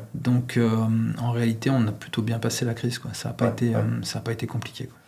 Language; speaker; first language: French; native; French